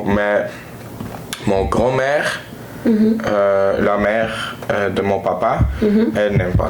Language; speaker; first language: French; non-native, learner; Dutch